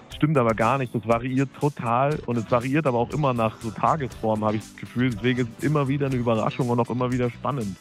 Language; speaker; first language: German; native; German